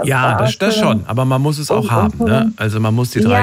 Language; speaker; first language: German; native; German